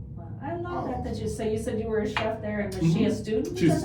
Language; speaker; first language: English; native; English